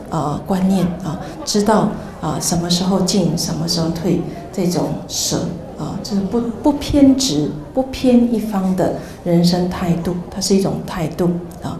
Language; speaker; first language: Chinese; native; Chinese